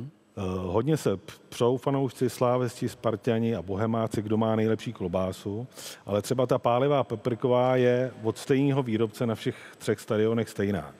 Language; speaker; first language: Czech; native; Czech